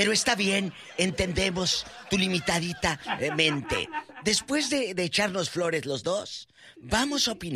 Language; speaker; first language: Spanish; native; Spanish